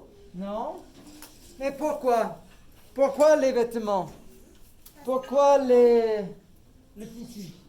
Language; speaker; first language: French; non-native, fluent; English